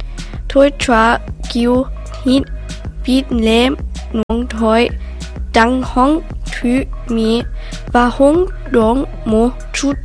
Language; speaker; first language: Vietnamese; early bilingual, heritage; German